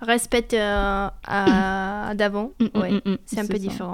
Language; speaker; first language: French; non-native, fluent; Italian